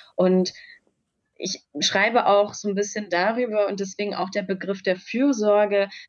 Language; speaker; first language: German; native; German